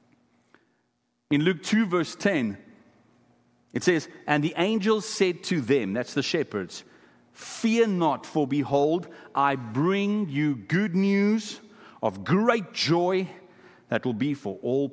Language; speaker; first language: English; non-native, local second language; Afrikaans